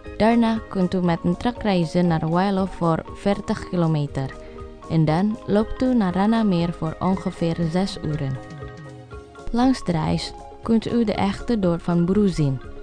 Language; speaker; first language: Dutch; non-native, learner; Indonesian